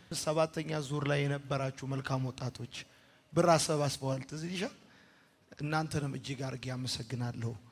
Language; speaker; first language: Amharic; native; Amharic